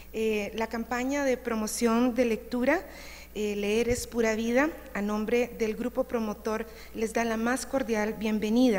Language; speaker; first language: Spanish; native; Spanish